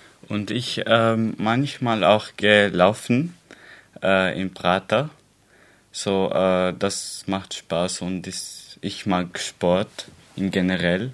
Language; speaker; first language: German; non-native, learner; Arabic